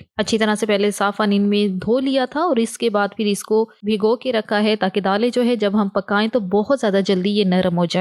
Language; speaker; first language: Hindi; native; Hindi